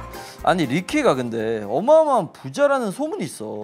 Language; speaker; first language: Korean; native; Korean